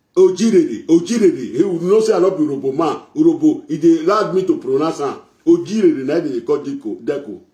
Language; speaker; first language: Nigerian Pidgin; non-native, local second language; Bini